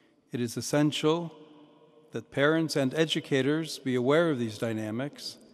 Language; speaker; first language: English; native; English